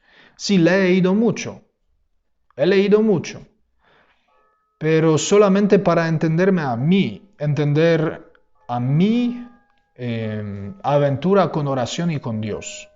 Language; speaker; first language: Spanish; non-native, fluent; Polish